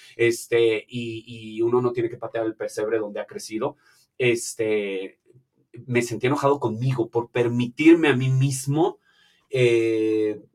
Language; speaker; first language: Spanish; native; Spanish